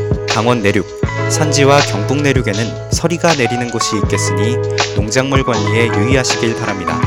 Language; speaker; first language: Korean; native; Korean